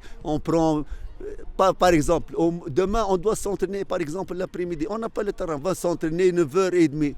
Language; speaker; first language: French; non-native, fluent; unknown